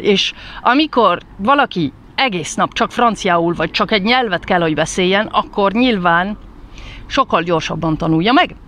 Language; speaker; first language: Hungarian; early bilingual, heritage; Hungarian